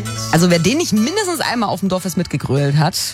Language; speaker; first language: German; native; German